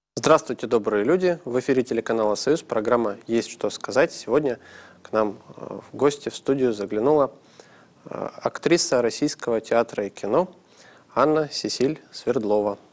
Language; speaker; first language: Russian; native; Russian